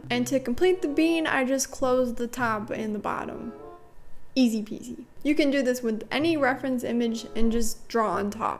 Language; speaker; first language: English; native; English